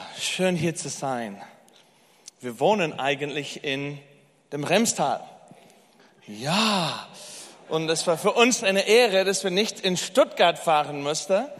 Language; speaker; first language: German; non-native, fluent; English